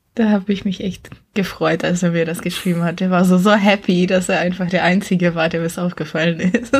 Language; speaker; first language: German; non-native, fluent; Czech